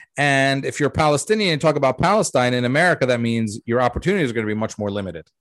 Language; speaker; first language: English; early bilingual, other home language; Arabic